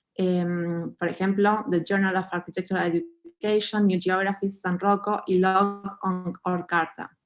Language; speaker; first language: Spanish; native; Spanish